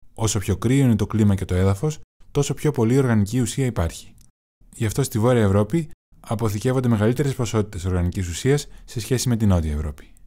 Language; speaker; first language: Greek; non-native, learner; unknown